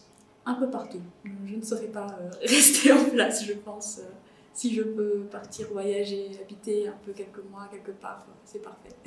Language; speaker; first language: French; non-native, local second language; Malagasy